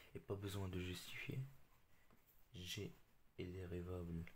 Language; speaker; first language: French; non-native, local second language; Arabic